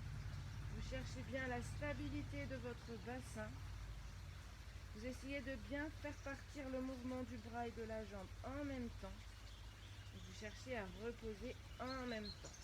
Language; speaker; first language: French; native; French